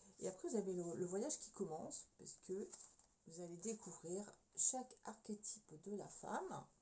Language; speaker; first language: French; native; French